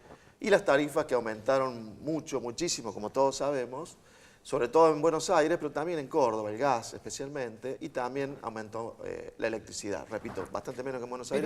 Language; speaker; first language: Spanish; native; Spanish